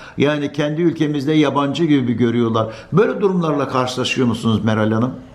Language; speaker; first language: Turkish; native; Turkish